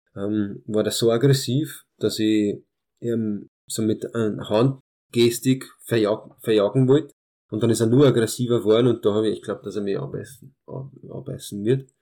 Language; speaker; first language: German; early bilingual, other home language; Hungarian